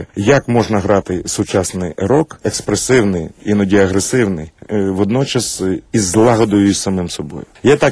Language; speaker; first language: Ukrainian; native; Ukrainian